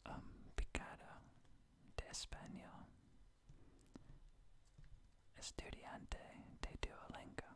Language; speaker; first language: Spanish; non-native, learner; English